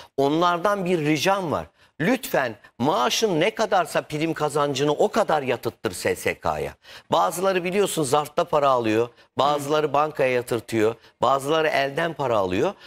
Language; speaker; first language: Turkish; native; Turkish